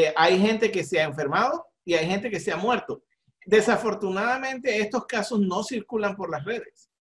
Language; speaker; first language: Spanish; native; Spanish